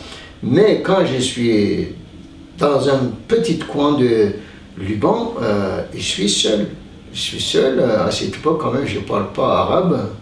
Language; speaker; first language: French; non-native, fluent; Turkish